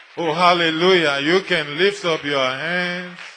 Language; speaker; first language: English; non-native, fluent; Haitian Creole